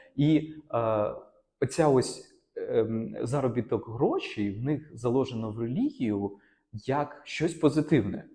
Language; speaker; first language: Ukrainian; non-native, local second language; Russian